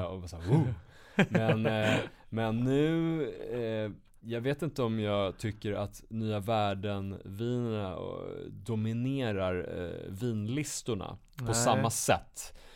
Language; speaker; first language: Swedish; native; Swedish